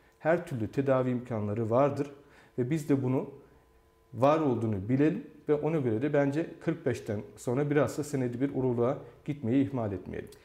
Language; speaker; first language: Turkish; early bilingual, heritage; Turkish